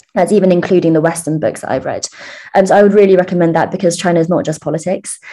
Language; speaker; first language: English; early bilingual, other home language; Chinese